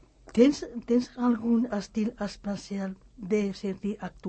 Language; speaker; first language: Spanish; non-native, local second language; Catalan